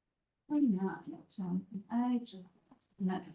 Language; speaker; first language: English; native; English